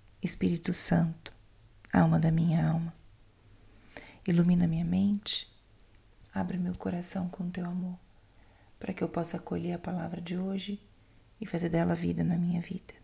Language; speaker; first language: Portuguese; native; Portuguese